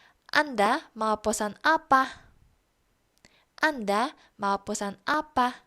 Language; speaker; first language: Indonesian; non-native, fluent; Korean